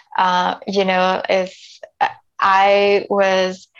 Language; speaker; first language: English; non-native, fluent; Vietnamese